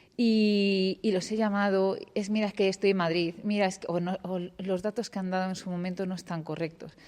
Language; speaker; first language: Spanish; native; Spanish